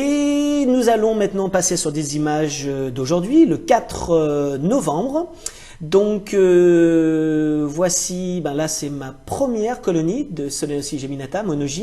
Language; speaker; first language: French; native; French